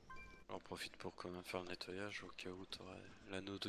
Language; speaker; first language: French; native; French